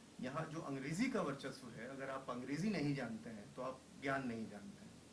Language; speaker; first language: Hindi; native; Hindi